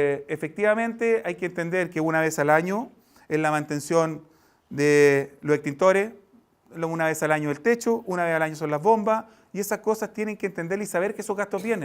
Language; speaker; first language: Spanish; native; Spanish